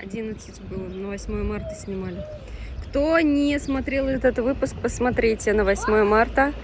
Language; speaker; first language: Russian; native; Russian